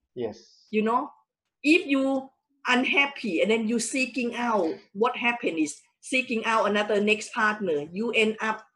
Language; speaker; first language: English; non-native, fluent; Thai